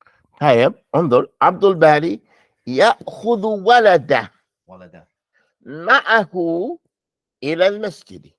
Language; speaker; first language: Arabic; non-native, fluent; English